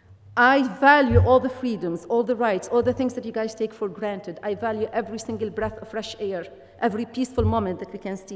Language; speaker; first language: English; non-native, fluent; Arabic